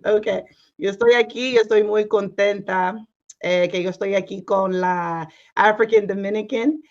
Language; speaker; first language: Spanish; non-native, fluent; English